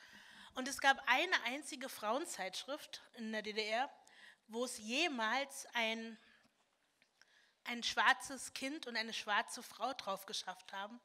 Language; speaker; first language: German; early bilingual, other home language; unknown